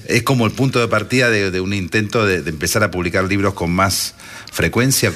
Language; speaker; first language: Spanish; native; Spanish